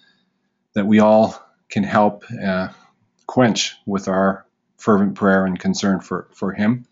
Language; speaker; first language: English; native; English